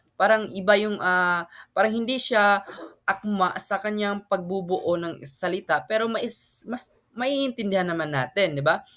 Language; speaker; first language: Filipino; non-native, local second language; Cebuano